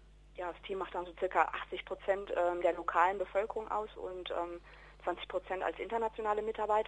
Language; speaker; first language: German; native; German